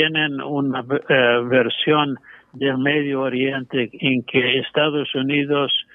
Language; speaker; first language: Spanish; non-native, fluent; English